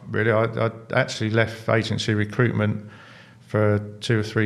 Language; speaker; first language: English; native; English